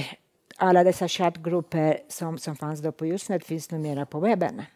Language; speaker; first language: Swedish; non-native, fluent; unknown